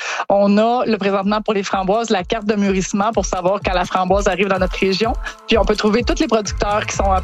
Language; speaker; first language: French; native; French